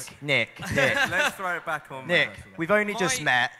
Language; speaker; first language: English; native; English